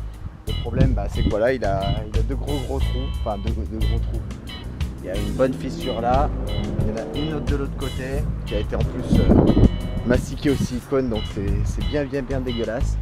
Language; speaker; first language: French; native; French